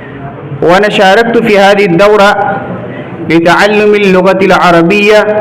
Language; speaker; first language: Arabic; non-native, fluent; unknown